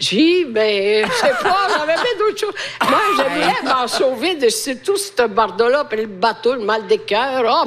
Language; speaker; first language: French; non-native, fluent; Italian